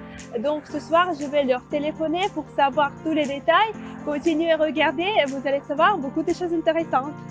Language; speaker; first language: French; non-native, fluent; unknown